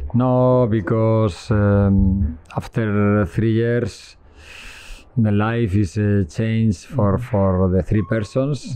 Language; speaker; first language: English; non-native, learner; Spanish